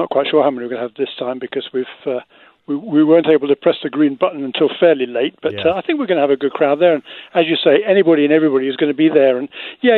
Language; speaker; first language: English; native; English